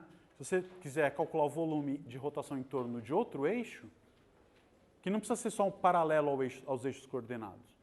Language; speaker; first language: Portuguese; native; Portuguese